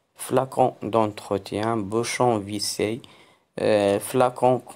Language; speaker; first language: French; non-native, local second language; Arabic